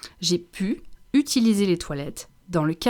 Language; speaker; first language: French; non-native, fluent; English